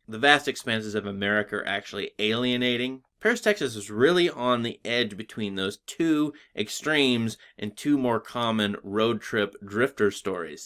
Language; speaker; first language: English; native; English